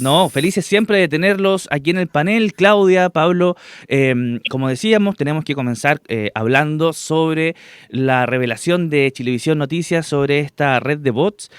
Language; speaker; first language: Spanish; native; Spanish